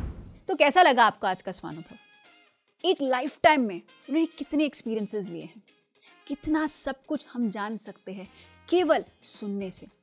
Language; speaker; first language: Hindi; native; Hindi